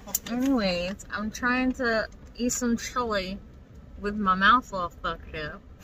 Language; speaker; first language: English; early bilingual, other home language; Spanish